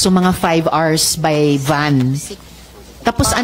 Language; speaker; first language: Filipino; native; Filipino